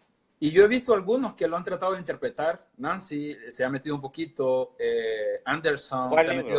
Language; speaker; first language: Spanish; non-native, local second language; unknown